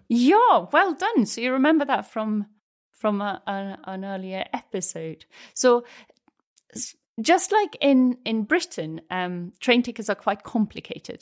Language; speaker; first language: English; non-native, fluent; Swedish